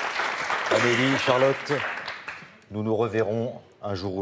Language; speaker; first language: French; native; French